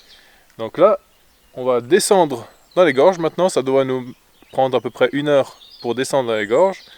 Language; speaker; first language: French; native; French